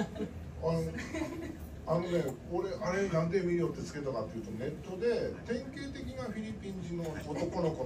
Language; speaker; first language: Japanese; native; Japanese